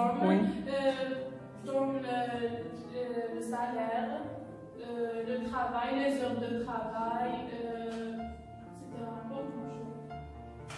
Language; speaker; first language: French; non-native, learner; Arabic